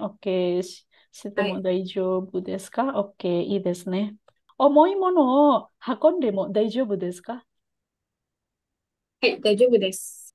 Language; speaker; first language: Japanese; non-native, fluent; Indonesian